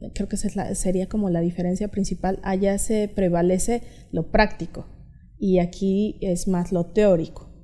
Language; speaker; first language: Spanish; native; Spanish